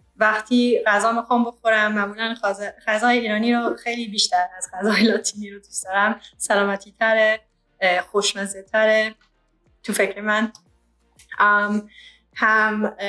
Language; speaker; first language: Persian; early bilingual, heritage; English